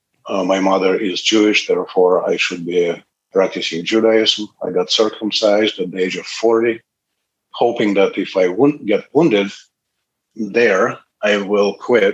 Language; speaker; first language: English; non-native, fluent; Russian